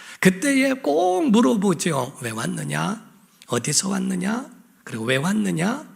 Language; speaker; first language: Korean; native; Korean